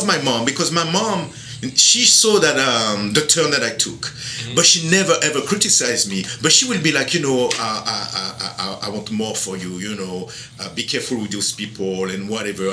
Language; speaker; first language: English; non-native, fluent; French